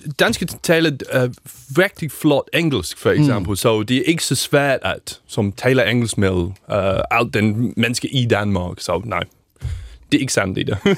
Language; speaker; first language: Danish; non-native, learner; English